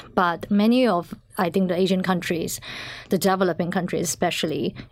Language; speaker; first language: English; non-native, local second language; Chinese